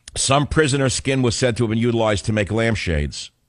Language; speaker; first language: English; native; English